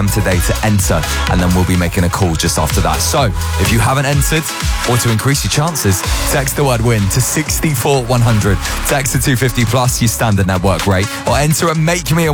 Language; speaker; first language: English; native; English